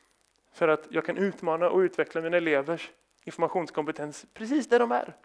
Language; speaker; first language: Swedish; native; Swedish